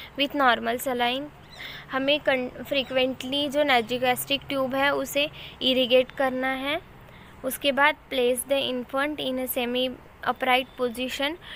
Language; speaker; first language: Hindi; non-native, local second language; Marathi